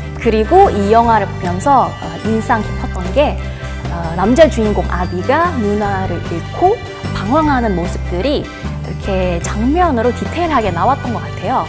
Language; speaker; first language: Korean; non-native, fluent; Indonesian